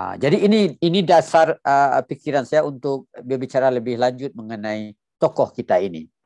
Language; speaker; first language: Indonesian; non-native, local second language; Minangkabau